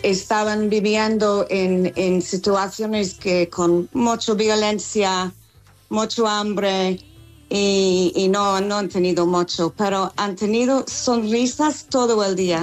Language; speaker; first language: Spanish; non-native, fluent; English